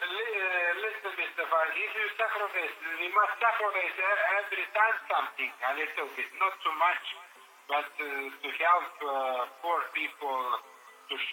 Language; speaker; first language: English; non-native, learner; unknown